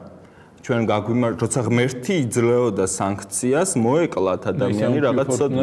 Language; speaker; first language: Georgian; native; Georgian